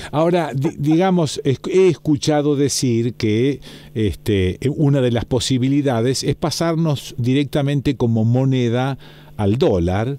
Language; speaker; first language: Spanish; native; Spanish